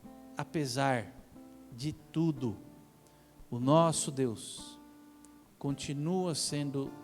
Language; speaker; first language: Portuguese; native; Portuguese